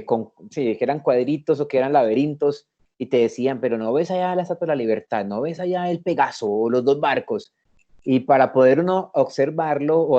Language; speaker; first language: Spanish; native; Spanish